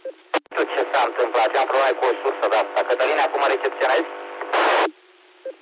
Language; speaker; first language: Romanian; native; Romanian